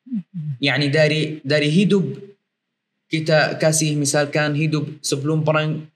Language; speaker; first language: Indonesian; non-native, learner; Arabic